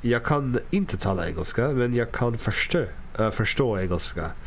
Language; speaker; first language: Swedish; non-native, learner; English